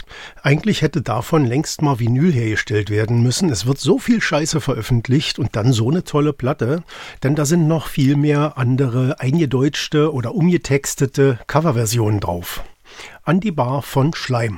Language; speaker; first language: German; native; German